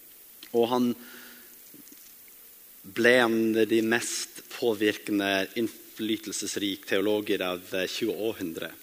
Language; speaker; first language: Norwegian; non-native, fluent; English